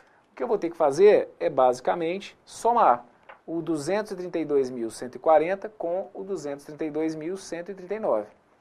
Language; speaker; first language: Portuguese; native; Portuguese